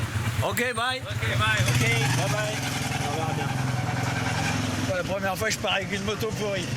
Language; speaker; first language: French; native; French